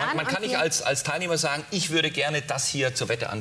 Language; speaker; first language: German; native; German